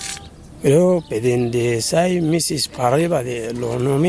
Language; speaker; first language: Spanish; non-native, learner; Arabic